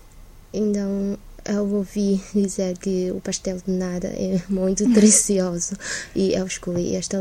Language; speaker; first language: Portuguese; non-native, learner; Chinese